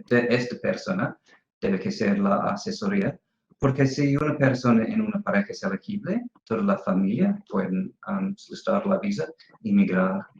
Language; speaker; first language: Spanish; non-native, fluent; English